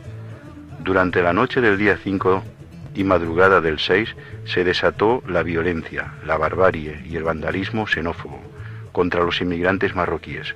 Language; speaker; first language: Spanish; native; Spanish